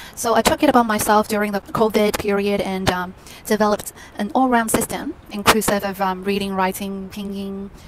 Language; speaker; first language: English; non-native, fluent; Chinese